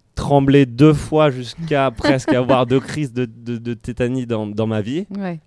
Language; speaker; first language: French; native; French